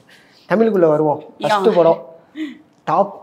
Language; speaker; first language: Tamil; native; Tamil